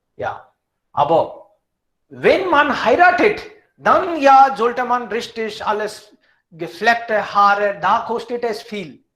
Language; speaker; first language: German; non-native, fluent; Hindi